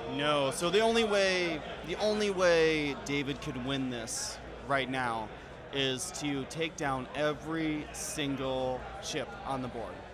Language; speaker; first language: English; native; English